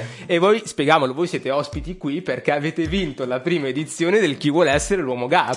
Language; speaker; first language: Italian; native; Italian